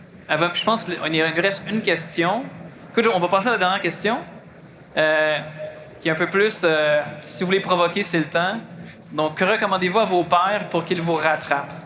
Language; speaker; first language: French; native; French